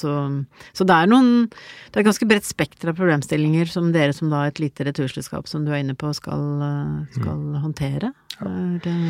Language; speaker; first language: Norwegian; native; Norwegian